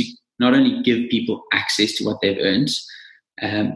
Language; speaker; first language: English; native; English